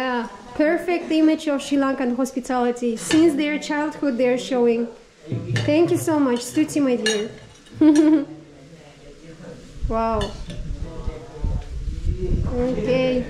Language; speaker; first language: English; non-native, fluent; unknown